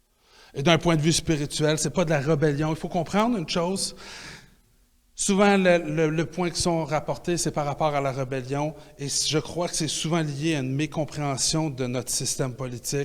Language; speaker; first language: French; native; French